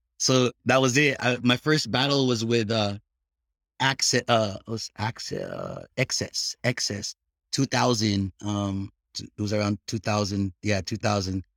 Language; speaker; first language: English; early bilingual, other home language; Filipino